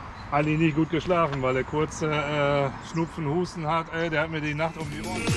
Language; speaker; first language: German; native; German